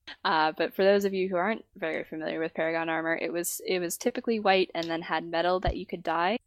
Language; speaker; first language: English; native; English